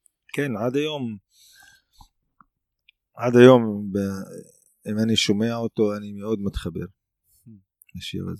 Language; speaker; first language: Hebrew; non-native, local second language; Arabic